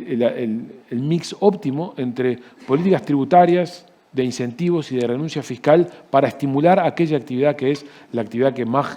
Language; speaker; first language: Spanish; native; Spanish